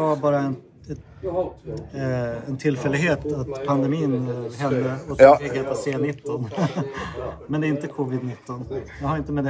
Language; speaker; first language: Swedish; native; Swedish